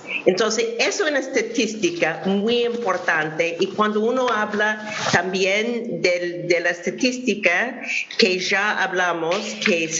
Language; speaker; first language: Spanish; non-native, fluent; English